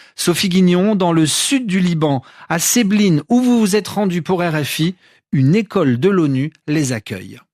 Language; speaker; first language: French; native; French